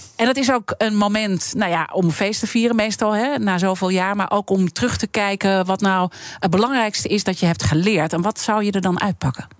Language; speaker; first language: Dutch; native; Dutch